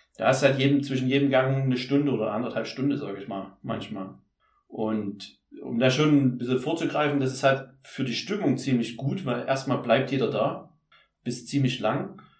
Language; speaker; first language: German; native; German